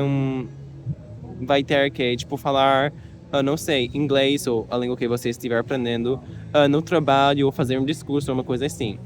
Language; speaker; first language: Portuguese; non-native, learner; English